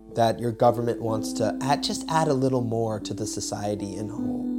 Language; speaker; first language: English; native; English